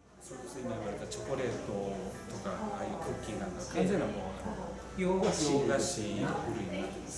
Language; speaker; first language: Japanese; native; Japanese